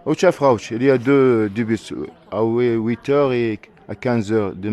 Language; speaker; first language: French; non-native, learner; Arabic